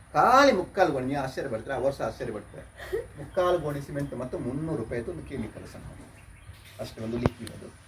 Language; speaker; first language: Kannada; native; Kannada